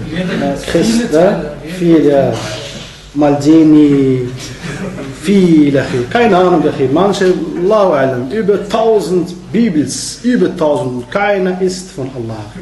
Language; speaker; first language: German; non-native, fluent; Arabic